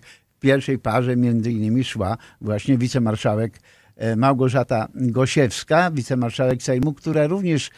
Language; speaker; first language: Polish; native; Polish